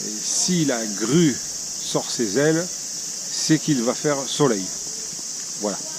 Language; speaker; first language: French; native; French